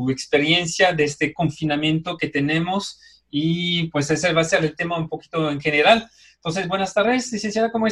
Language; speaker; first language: Spanish; native; Spanish